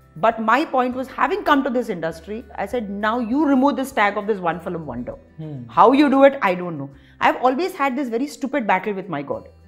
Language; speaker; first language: English; non-native, local second language; Tamil